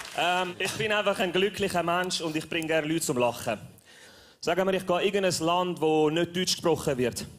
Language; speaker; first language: German; early bilingual, other home language; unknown